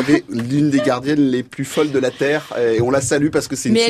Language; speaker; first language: French; native; French